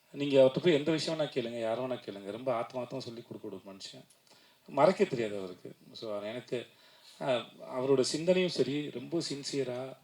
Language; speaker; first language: Tamil; native; Tamil